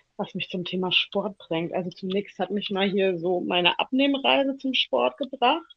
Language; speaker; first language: German; early bilingual, other home language; Italian